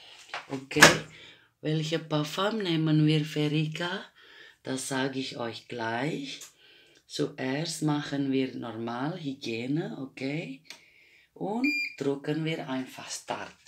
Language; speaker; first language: German; non-native, fluent; Croatian